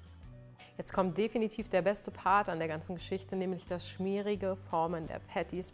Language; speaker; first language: German; native; German